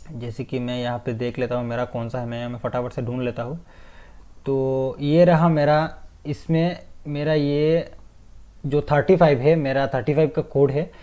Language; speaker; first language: Hindi; non-native, fluent; Bangla